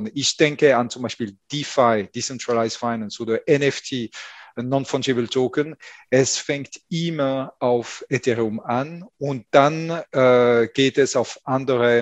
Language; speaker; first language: German; non-native, fluent; French